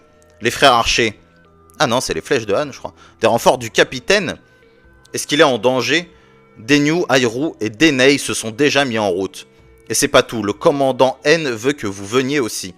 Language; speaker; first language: French; native; French